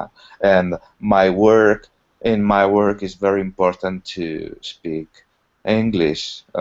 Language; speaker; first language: English; non-native, learner; Italian